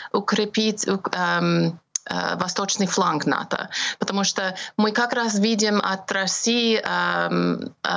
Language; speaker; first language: Russian; non-native, fluent; English